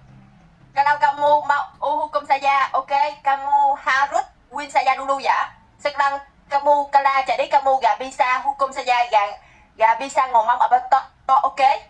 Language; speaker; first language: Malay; non-native, learner; Vietnamese